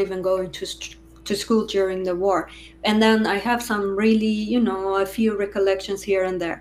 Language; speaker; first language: English; non-native, fluent; Persian